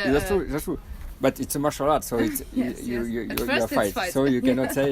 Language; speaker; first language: English; non-native, fluent; French